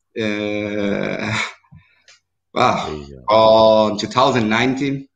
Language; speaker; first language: English; non-native, learner; Portuguese